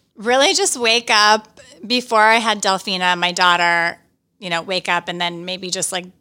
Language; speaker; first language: English; native; English